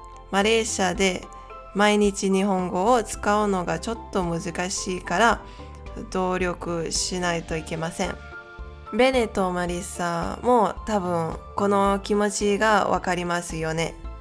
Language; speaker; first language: Japanese; non-native, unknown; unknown